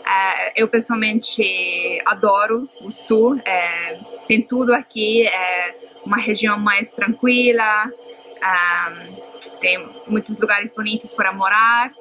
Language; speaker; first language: Portuguese; non-native, fluent; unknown